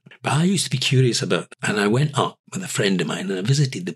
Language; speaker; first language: English; native; English